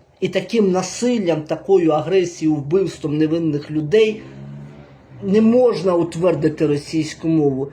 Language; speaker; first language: Ukrainian; native; Ukrainian